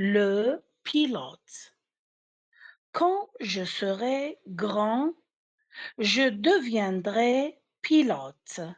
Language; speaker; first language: French; non-native, fluent; Arabic